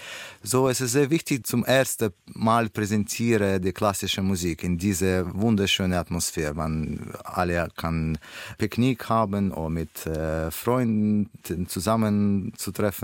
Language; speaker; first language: German; non-native, learner; Russian